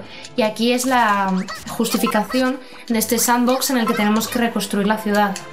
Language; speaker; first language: Spanish; native; Spanish